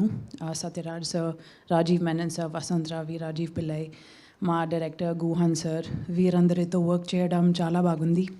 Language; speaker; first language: Telugu; non-native, fluent; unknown